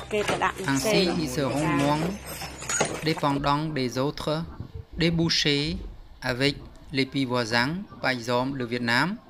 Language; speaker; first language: French; non-native, fluent; Khmer